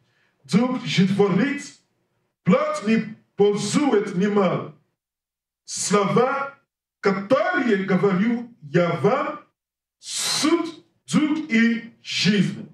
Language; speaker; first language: Russian; non-native, learner; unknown